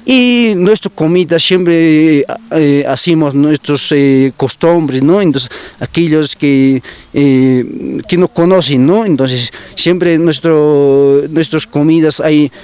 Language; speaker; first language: Spanish; non-native, local second language; Aymara